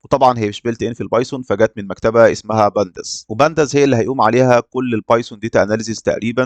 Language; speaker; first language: Arabic; native; Arabic